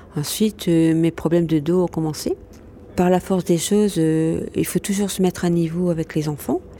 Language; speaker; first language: French; non-native, local second language; Arabic